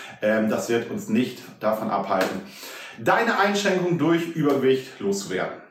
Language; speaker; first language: German; native; German